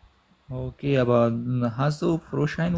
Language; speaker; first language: German; non-native, learner; Pashto